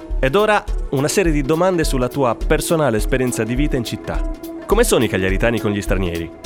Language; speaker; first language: Italian; native; Italian